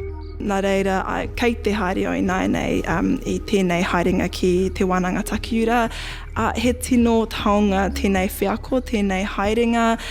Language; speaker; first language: Māori; non-native, local second language; English